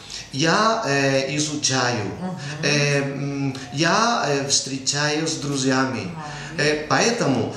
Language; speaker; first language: Russian; non-native, learner; Spanish